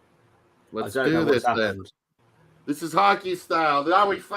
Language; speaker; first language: English; native; English